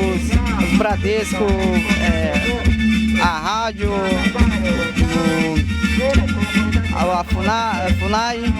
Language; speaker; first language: Portuguese; non-native, local second language; Ticuna